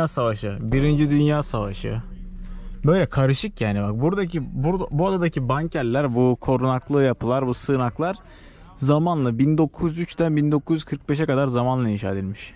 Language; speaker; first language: Turkish; native; Turkish